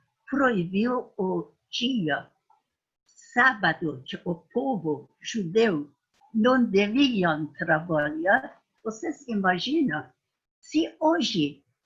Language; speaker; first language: Portuguese; non-native, fluent; Persian